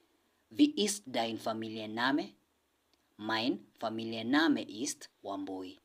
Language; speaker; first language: German; non-native, learner; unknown